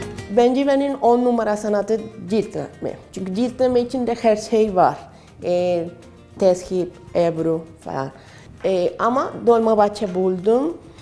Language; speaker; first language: Turkish; non-native, learner; Spanish